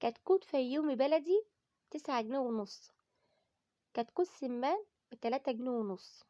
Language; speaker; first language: Arabic; native; Arabic